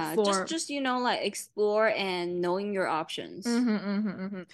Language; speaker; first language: English; non-native, fluent; Chinese